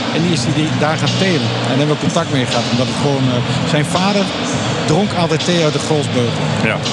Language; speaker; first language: Dutch; native; Dutch